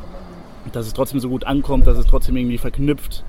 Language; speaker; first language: German; native; German